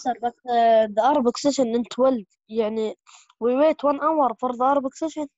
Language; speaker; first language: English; non-native, learner; Arabic